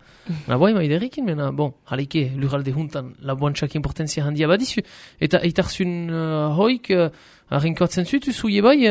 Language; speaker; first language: Basque; native; Basque